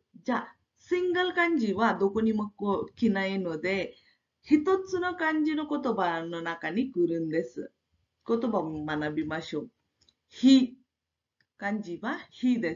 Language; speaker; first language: Japanese; non-native, fluent; Marathi